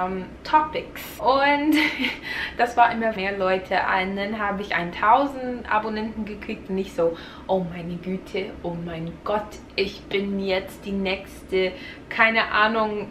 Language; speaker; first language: German; non-native, fluent; English